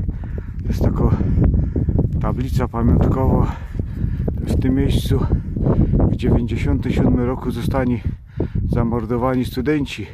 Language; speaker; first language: Polish; native; Polish